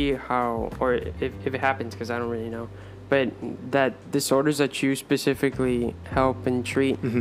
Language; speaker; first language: English; early bilingual, other home language; Spanish